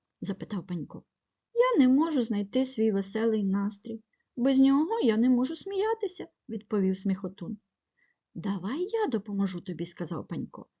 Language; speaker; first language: Ukrainian; native; Ukrainian